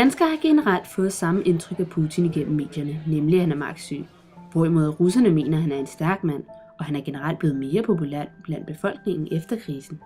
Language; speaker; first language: Danish; native; Danish